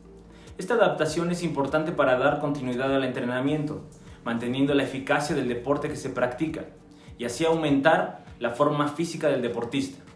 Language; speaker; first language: Spanish; native; Spanish